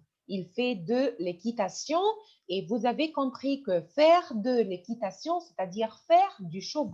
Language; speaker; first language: French; non-native, fluent; Arabic